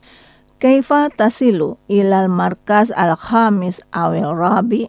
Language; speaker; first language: Arabic; non-native, fluent; Indonesian